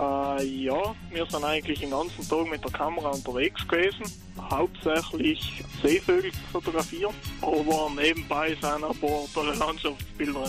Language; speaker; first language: German; native; German